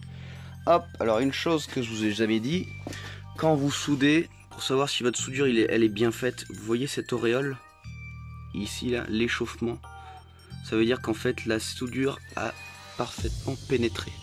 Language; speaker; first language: French; native; French